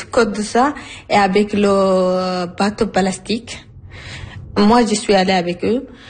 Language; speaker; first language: French; non-native, learner; Arabic